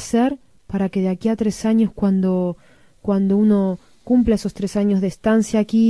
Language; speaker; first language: Spanish; native; Spanish